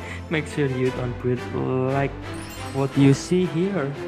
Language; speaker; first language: English; non-native, learner; Indonesian